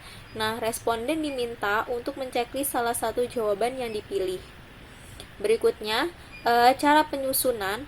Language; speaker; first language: Indonesian; native; Indonesian